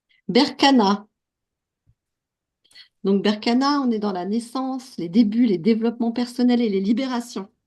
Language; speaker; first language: French; native; French